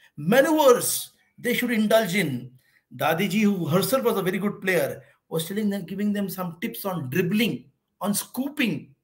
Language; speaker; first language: English; non-native, local second language; Hindi